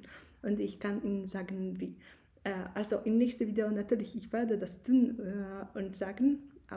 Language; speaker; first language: German; non-native, learner; Polish